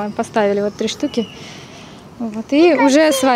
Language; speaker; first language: Russian; native; Russian